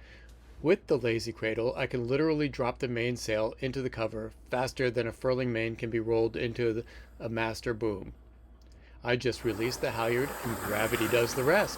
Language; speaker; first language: English; native; English